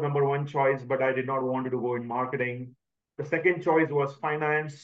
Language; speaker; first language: English; non-native, local second language; Hindi